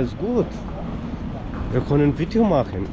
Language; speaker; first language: German; non-native, learner; Hindi